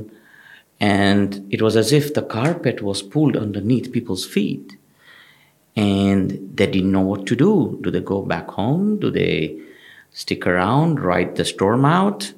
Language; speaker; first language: English; non-native, local second language; Gujarati